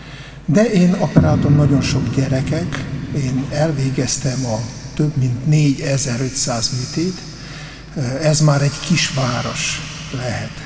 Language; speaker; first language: Hungarian; non-native, fluent; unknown